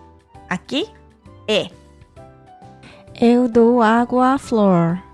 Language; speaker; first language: Portuguese; non-native, learner; Korean